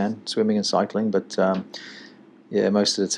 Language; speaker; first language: English; native; English